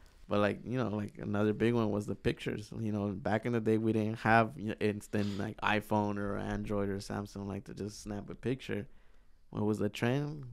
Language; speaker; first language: English; early bilingual, other home language; Spanish